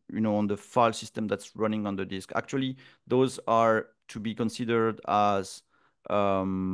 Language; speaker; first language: English; non-native, fluent; French